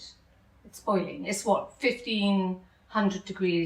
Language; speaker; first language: English; native; English